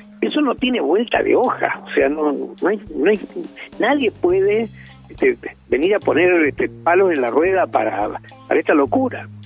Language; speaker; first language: Spanish; native; Spanish